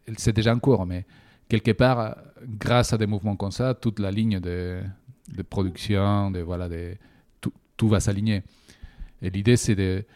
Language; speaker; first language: French; non-native, fluent; Spanish